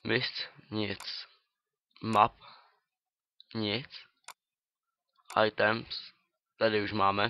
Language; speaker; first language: Czech; native; Czech